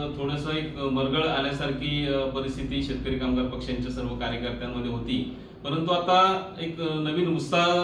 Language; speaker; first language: Marathi; native; Marathi